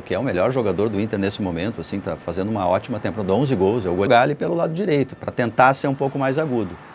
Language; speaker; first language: Portuguese; native; Portuguese